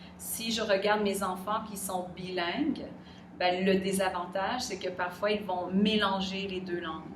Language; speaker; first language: French; native; French